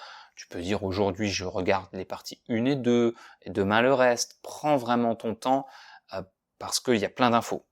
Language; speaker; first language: French; native; French